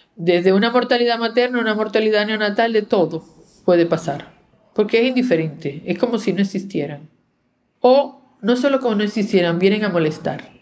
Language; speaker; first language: Spanish; native; Spanish